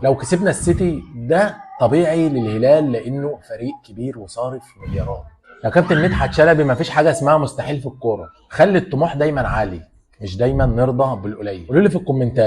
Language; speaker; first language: Arabic; native; Arabic